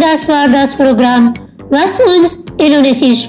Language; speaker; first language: German; non-native, learner; Indonesian